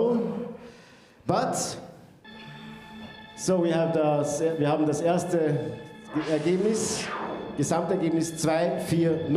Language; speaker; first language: German; native; German